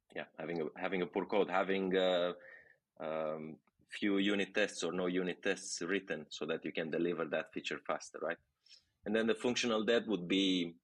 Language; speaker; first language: English; non-native, fluent; Romanian